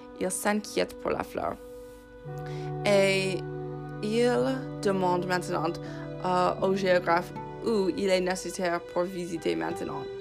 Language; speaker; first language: French; non-native, fluent; English